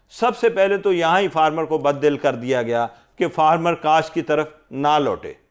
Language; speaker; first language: Urdu; non-native, local second language; Punjabi